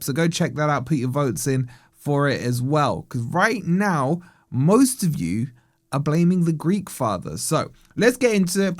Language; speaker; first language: English; native; English